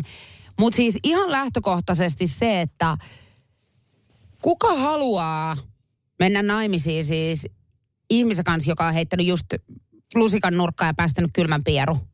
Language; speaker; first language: Finnish; native; Finnish